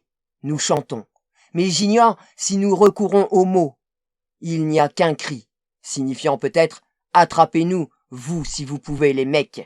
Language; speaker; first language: French; native; French